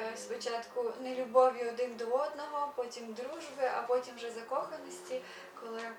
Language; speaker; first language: Ukrainian; native; Ukrainian